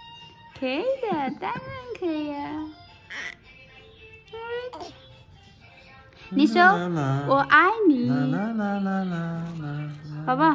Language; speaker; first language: Chinese; non-native, learner; Nepali